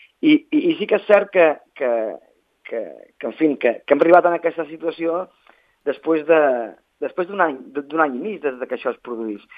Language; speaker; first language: Catalan; native; Catalan